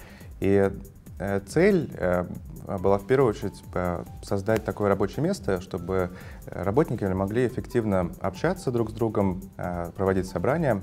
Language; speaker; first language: Russian; native; Russian